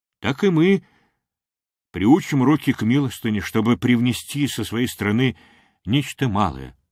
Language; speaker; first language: Russian; non-native, local second language; Armenian